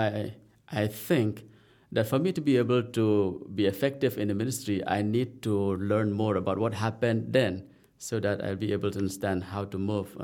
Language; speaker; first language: English; non-native, local second language; Khasi